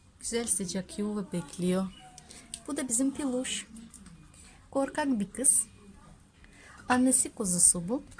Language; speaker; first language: Turkish; non-native, learner; Russian